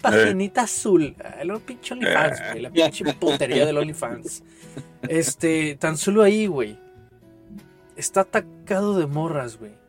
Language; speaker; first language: Spanish; native; Spanish